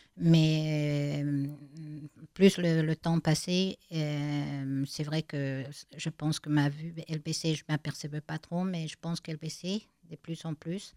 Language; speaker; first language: French; non-native, fluent; Spanish